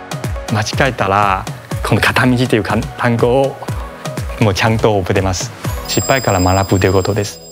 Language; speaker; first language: Japanese; non-native, fluent; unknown